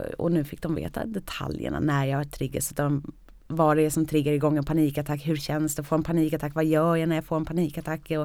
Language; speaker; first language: Swedish; native; Swedish